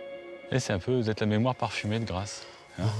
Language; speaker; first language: French; native; French